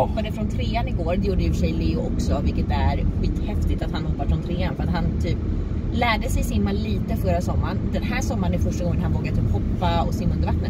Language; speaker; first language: Swedish; native; Swedish